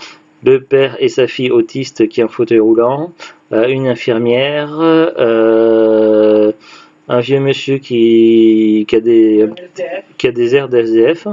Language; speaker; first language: French; native; French